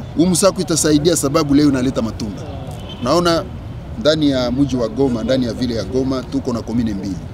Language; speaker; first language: Swahili; native; Swahili